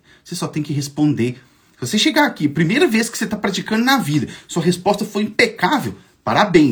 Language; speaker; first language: Portuguese; native; Portuguese